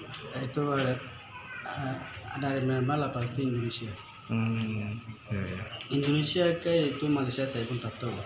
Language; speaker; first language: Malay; non-native, learner; Rohingya